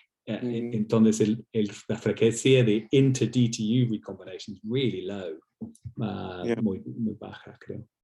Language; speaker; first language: Spanish; non-native, fluent; English